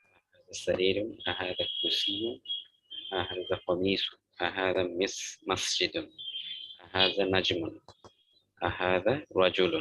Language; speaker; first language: Arabic; non-native, learner; Bangla